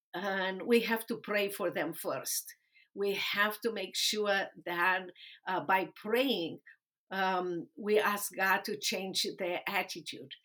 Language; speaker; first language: English; non-native, fluent; Romanian